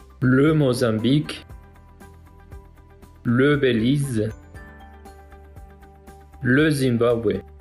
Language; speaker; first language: French; non-native, learner; Spanish